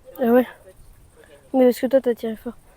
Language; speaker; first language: French; native; French